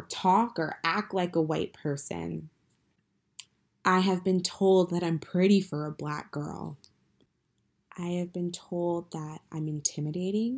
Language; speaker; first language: English; native; English